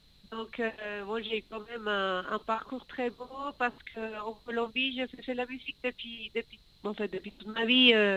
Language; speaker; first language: French; non-native, fluent; Spanish